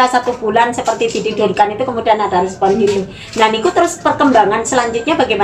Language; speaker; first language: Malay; non-native, local second language; Javanese